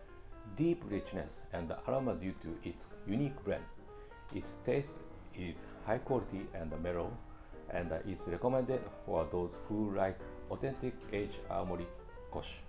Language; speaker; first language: English; non-native, fluent; Japanese